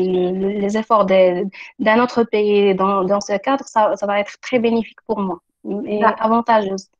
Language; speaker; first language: French; non-native, local second language; Arabic